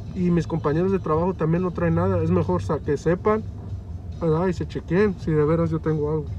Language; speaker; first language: Spanish; early bilingual, heritage; Spanish